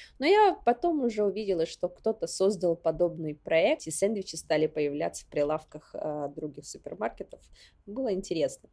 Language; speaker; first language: Russian; non-native, local second language; Yakut